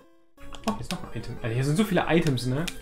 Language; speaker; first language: German; native; German